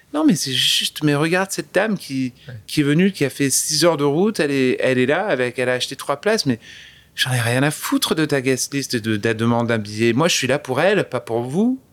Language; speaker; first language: French; early bilingual, other home language; English